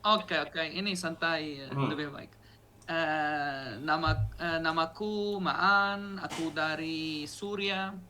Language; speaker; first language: Indonesian; non-native, learner; Arabic